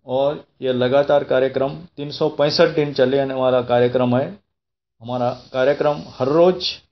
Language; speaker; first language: Hindi; non-native, local second language; Gujarati